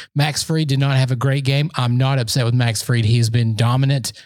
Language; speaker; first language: English; native; English